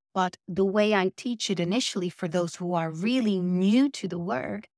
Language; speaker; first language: English; non-native, fluent; Dutch